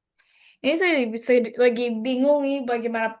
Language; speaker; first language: Indonesian; non-native, learner; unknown